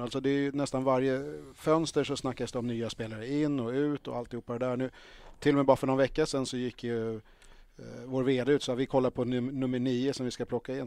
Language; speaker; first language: Swedish; native; Swedish